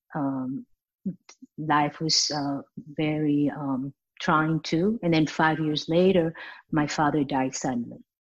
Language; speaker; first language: English; early bilingual, other home language; Spanish